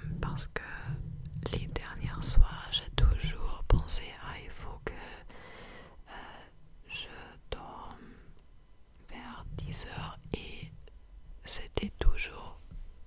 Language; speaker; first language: French; non-native, fluent; English